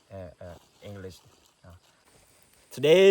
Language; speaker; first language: English; non-native, learner; S'gaw Karen